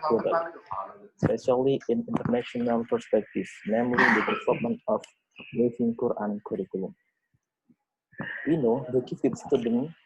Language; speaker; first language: English; non-native, learner; Indonesian